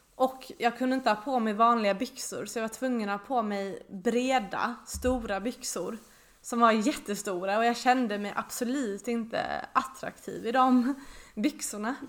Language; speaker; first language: Swedish; native; Swedish